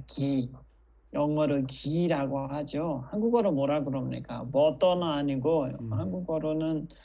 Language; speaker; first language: Korean; non-native, fluent; Nepali